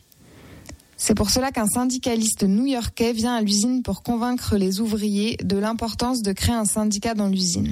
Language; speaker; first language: French; native; French